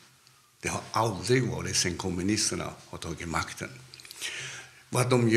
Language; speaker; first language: Swedish; non-native, fluent; Cantonese